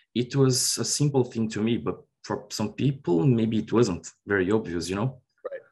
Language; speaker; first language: English; non-native, fluent; Portuguese